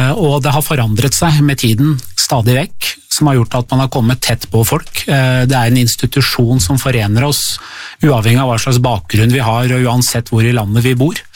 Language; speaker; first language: Norwegian; early bilingual, other home language; Persian